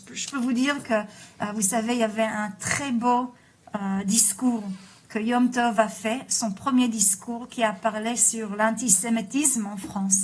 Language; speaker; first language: French; early bilingual, heritage; Hebrew